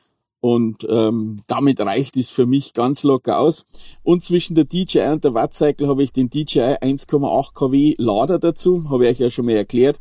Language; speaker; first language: German; native; German